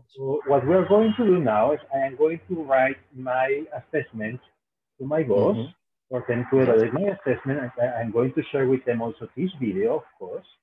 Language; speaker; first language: English; non-native, fluent; Spanish